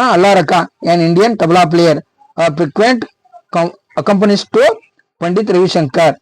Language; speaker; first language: English; non-native, local second language; Kannada